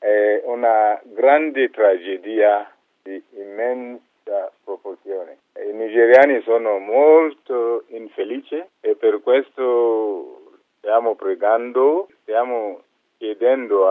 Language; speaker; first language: Italian; non-native, fluent; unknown